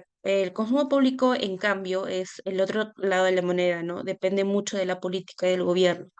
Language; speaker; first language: Spanish; native; Spanish